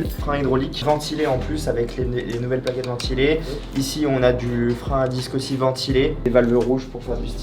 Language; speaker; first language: French; native; French